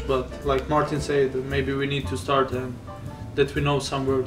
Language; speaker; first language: English; non-native, fluent; German